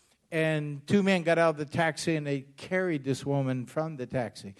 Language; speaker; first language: English; native; English